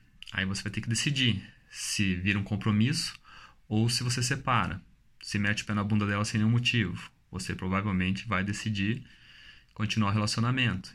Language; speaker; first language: Portuguese; native; Portuguese